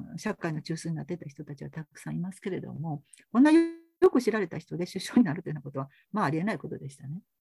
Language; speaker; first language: Japanese; native; Japanese